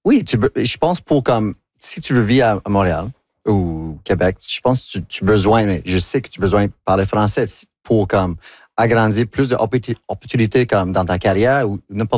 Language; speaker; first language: French; non-native, learner; English